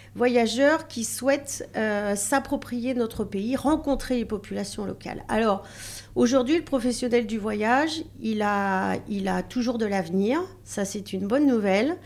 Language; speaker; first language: French; native; French